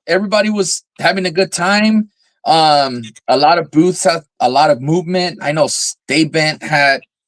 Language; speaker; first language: English; native; English